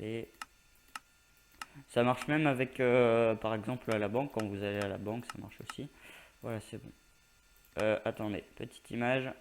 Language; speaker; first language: French; native; French